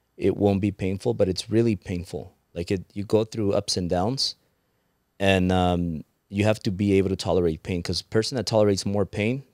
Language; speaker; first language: English; early bilingual, other home language; Spanish